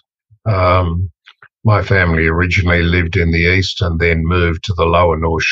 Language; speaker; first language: English; native; English